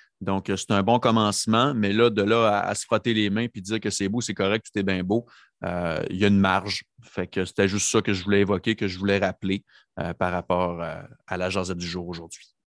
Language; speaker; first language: French; native; French